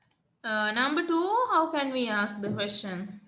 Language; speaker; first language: English; non-native, fluent; Sinhala